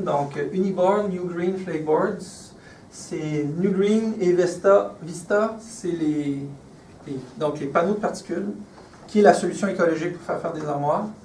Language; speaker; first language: French; native; French